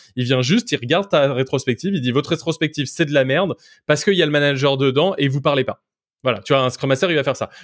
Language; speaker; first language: French; native; French